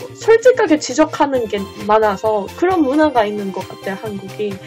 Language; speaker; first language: Korean; non-native, fluent; Japanese